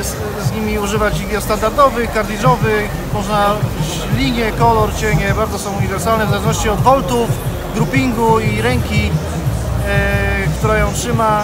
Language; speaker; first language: Polish; native; Polish